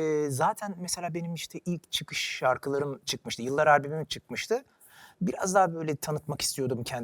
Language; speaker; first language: Turkish; native; Turkish